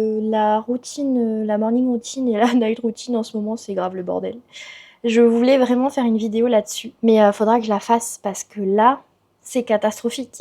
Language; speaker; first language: French; native; French